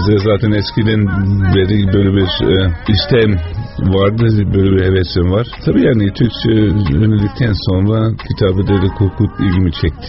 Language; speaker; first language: Turkish; non-native, fluent; Dutch